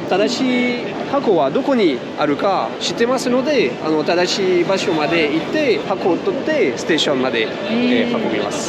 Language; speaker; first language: Japanese; non-native, fluent; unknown